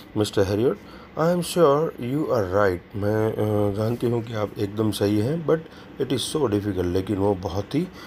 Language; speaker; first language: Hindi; non-native, local second language; Gujarati